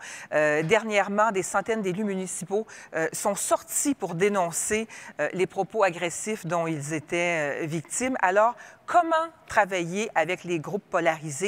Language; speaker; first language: French; native; French